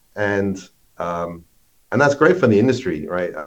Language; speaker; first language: English; native; English